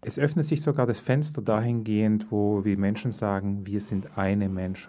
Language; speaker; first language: German; native; German